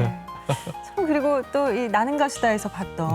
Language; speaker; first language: Korean; native; Korean